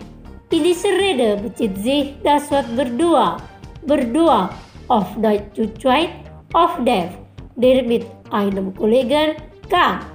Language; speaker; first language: German; non-native, learner; Indonesian